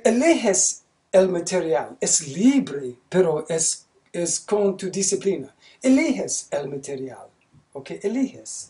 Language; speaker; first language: Spanish; non-native, learner; English